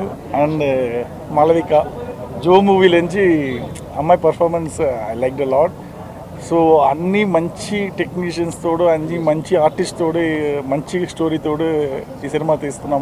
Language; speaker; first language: Telugu; non-native, fluent; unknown